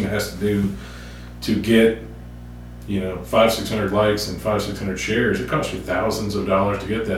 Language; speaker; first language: English; native; English